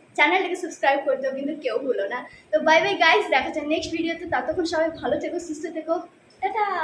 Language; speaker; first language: Bangla; non-native, local second language; Santali